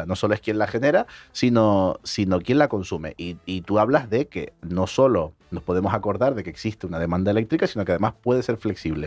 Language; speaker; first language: Spanish; native; Spanish